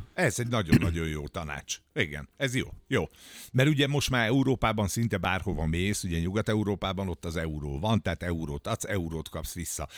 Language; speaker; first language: Hungarian; native; Hungarian